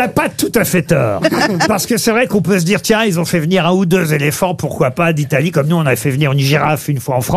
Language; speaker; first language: French; native; French